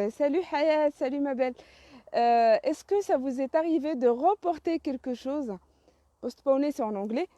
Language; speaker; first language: French; non-native, local second language; Arabic